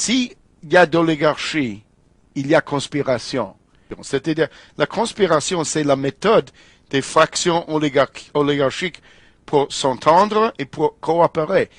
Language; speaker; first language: French; non-native, fluent; English